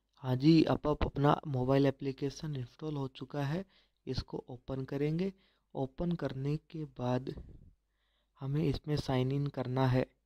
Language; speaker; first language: Hindi; native; Hindi